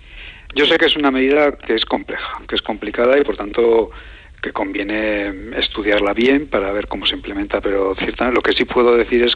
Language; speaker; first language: Spanish; native; Spanish